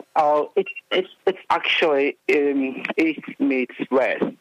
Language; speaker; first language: English; non-native, fluent; Turkish